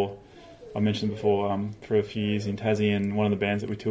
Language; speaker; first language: English; native; English